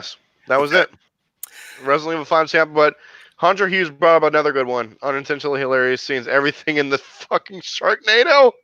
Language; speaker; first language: English; native; English